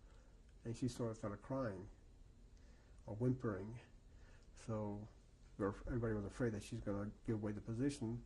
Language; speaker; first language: English; early bilingual, other home language; Yiddish